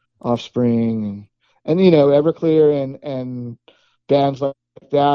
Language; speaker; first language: English; native; English